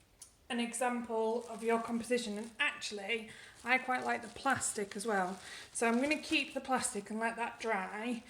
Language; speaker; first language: English; native; English